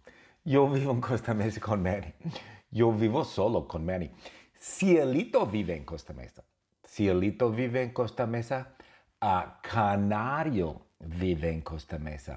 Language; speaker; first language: Spanish; non-native, fluent; English